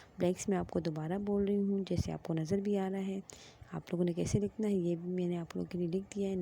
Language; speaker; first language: Urdu; non-native, local second language; Pashto